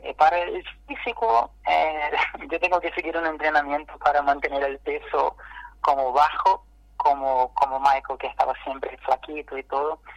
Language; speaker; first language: Spanish; non-native, fluent; Portuguese